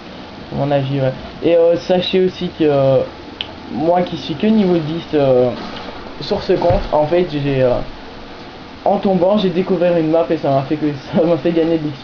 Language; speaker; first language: French; native; French